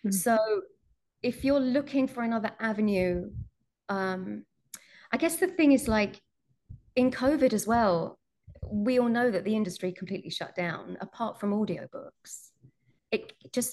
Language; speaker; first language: English; native; English